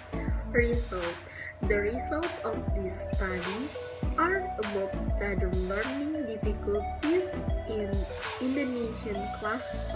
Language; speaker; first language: English; non-native, learner; Indonesian